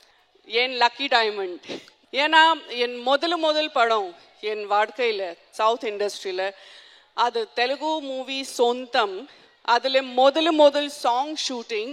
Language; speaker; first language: Tamil; non-native, local second language; Gujarati